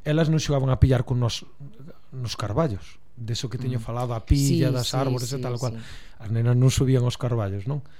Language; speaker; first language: Galician; native; Galician